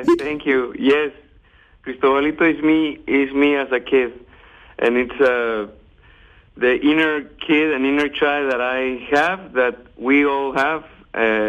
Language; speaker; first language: English; non-native, fluent; Spanish